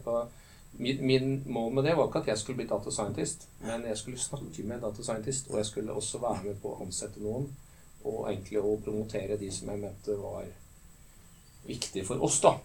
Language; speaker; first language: Norwegian; native; Norwegian